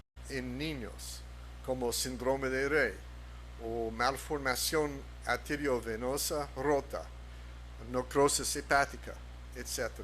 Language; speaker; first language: Spanish; non-native, fluent; English